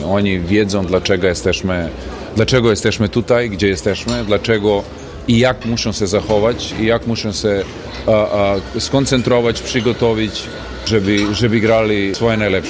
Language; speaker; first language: Polish; non-native, fluent; Serbian